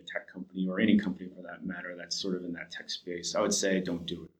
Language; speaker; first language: English; native; English